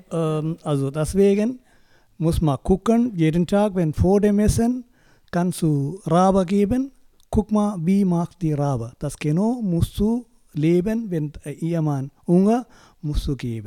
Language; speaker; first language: German; non-native, learner; Tamil